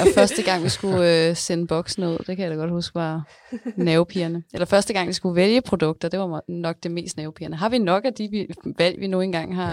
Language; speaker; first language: Danish; native; Danish